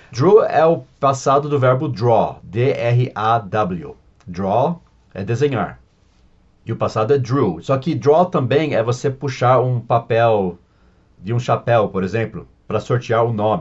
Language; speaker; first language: Portuguese; non-native, fluent; English